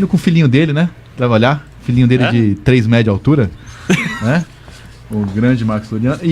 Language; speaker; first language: Portuguese; native; Portuguese